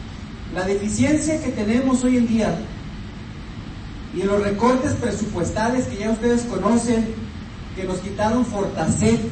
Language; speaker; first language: Spanish; native; Spanish